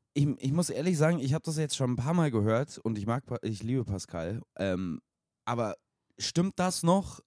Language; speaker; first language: German; native; German